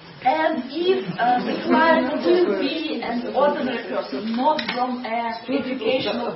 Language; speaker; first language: English; non-native, learner; Russian